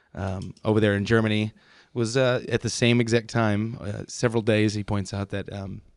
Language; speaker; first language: English; early bilingual, other home language; German